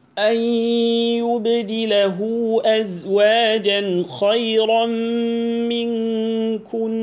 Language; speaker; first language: Arabic; non-native, fluent; Hausa